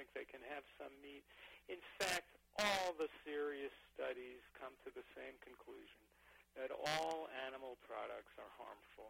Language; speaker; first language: English; native; English